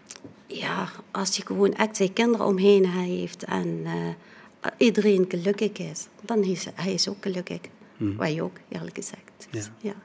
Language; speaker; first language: Dutch; non-native, fluent; Arabic